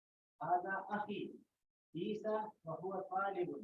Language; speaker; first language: Arabic; non-native, learner; Urdu